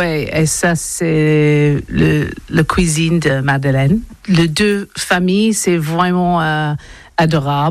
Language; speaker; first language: French; non-native, learner; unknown